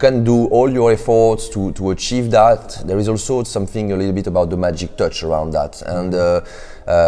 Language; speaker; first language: English; non-native, fluent; French